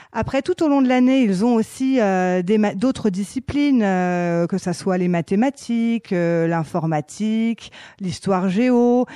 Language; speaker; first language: French; native; French